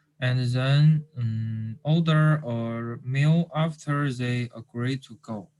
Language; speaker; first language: English; non-native, learner; Chinese